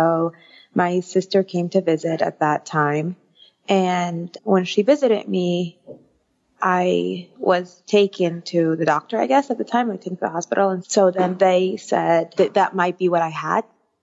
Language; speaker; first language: English; early bilingual, other home language; Arabic